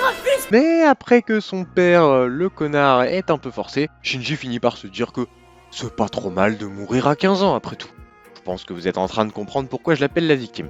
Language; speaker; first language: French; native; French